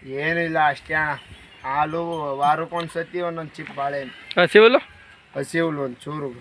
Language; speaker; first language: Kannada; native; Kannada